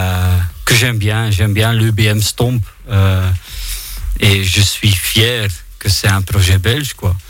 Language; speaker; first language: French; non-native, local second language; Dutch